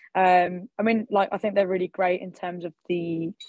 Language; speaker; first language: English; early bilingual, other home language; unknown